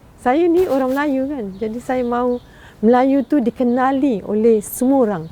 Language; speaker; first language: Malay; native; Malay